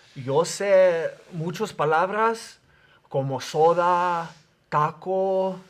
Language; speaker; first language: Spanish; non-native, learner; English